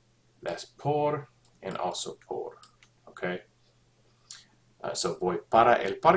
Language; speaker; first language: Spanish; non-native, fluent; English